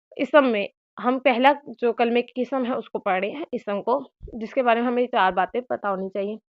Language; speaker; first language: Urdu; native; Urdu